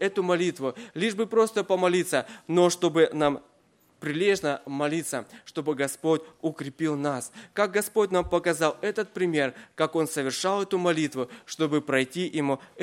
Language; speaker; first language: Russian; native; Russian